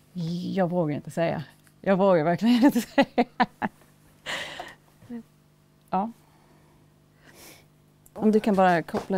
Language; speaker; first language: Swedish; non-native, fluent; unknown